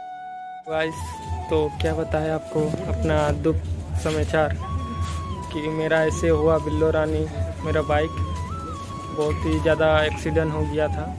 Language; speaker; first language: Hindi; native; Hindi